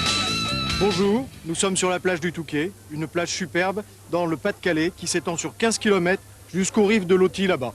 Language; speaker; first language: French; native; French